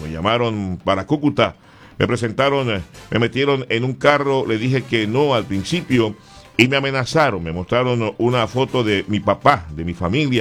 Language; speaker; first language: Spanish; native; Spanish